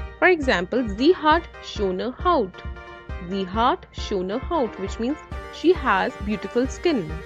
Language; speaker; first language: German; non-native, fluent; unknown